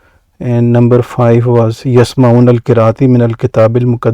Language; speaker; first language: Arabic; non-native, fluent; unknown